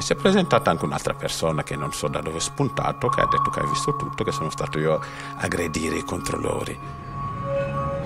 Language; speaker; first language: Italian; non-native, fluent; Wolof